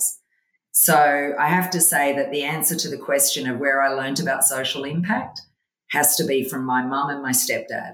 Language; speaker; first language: English; early bilingual, other home language; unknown